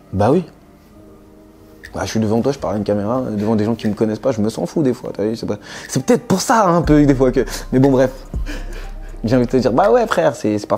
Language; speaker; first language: French; native; French